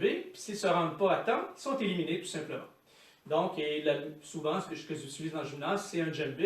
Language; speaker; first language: French; native; French